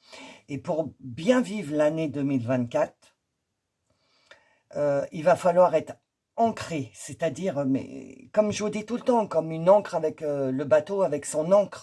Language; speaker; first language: French; native; French